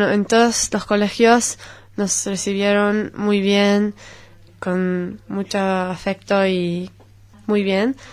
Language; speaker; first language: Spanish; non-native, fluent; Hebrew